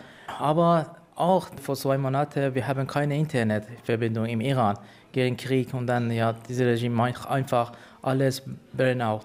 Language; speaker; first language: German; non-native, learner; Persian